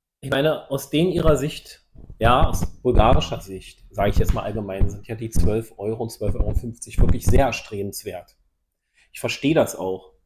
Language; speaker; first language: German; native; German